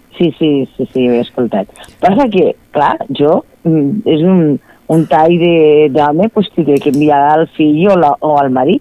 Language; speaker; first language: Catalan; native; Catalan